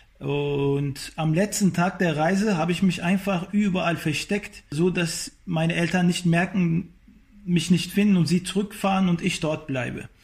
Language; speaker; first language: German; early bilingual, other home language; Turkish